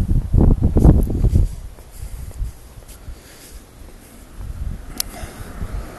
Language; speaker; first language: English; native; English